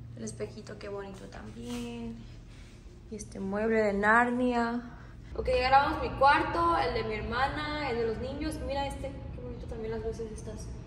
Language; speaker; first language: Spanish; early bilingual, heritage; Spanish